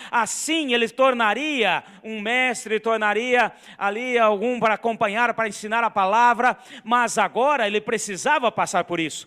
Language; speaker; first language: Portuguese; native; Portuguese